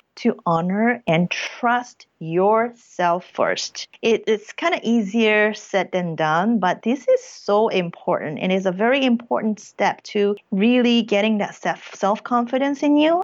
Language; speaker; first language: English; early bilingual, other home language; Korean